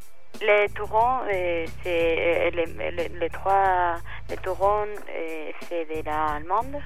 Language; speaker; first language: French; non-native, learner; Spanish